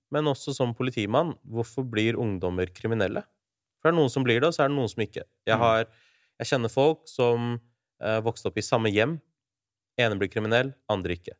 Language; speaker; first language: Norwegian; early bilingual, other home language; Urdu